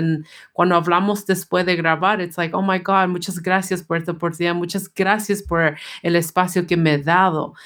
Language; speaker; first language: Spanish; early bilingual, heritage; Spanish